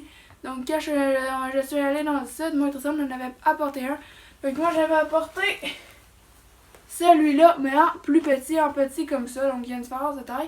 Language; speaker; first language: French; native; French